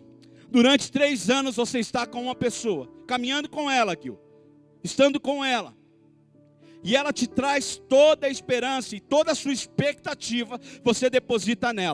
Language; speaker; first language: Portuguese; native; Portuguese